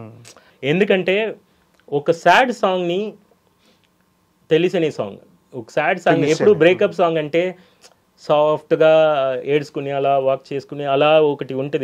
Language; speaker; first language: Telugu; non-native, local second language; Tamil